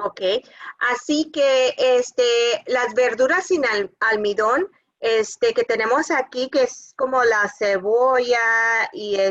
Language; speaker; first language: Spanish; early bilingual, other home language; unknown